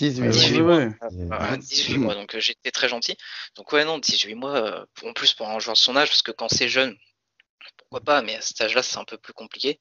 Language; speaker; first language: French; native; French